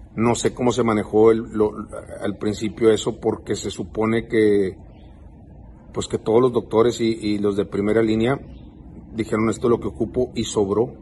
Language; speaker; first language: Spanish; early bilingual, heritage; Spanish